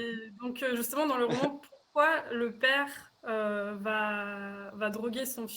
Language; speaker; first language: French; native; French